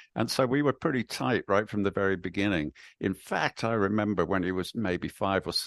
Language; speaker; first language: English; native; English